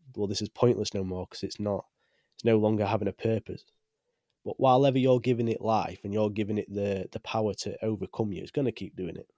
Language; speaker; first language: English; native; English